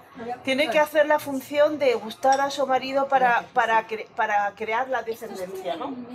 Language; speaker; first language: Spanish; native; Spanish